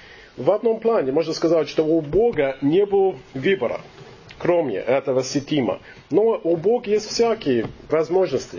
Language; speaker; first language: Russian; non-native, fluent; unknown